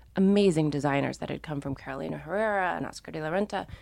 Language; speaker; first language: English; native; English